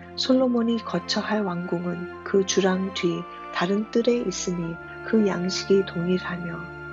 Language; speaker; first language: Korean; native; Korean